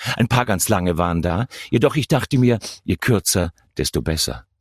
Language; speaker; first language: German; native; German